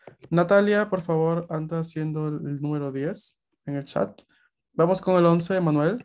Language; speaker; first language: Spanish; native; Spanish